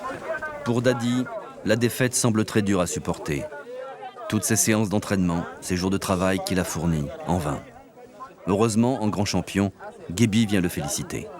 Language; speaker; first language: French; native; French